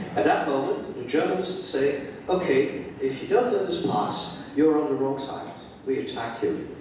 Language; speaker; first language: English; non-native, fluent; Dutch